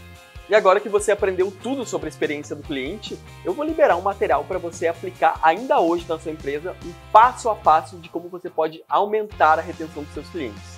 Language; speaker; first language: Portuguese; native; Portuguese